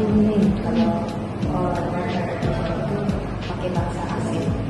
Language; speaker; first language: Indonesian; non-native, local second language; Min Nan Chinese